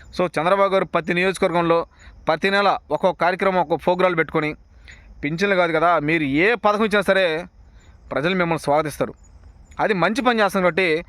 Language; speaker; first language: Telugu; native; Telugu